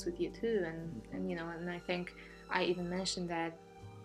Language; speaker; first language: English; non-native, fluent; Polish